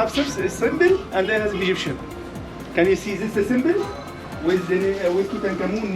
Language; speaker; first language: English; non-native, learner; Arabic